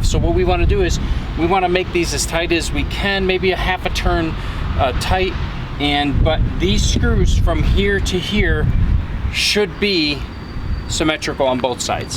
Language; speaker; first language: English; native; English